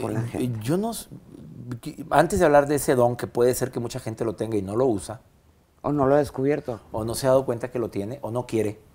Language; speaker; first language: Spanish; native; Spanish